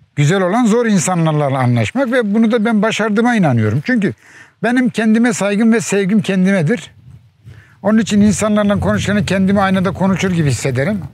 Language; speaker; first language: Turkish; native; Turkish